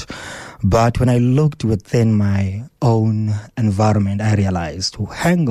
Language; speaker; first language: English; non-native, local second language; Xhosa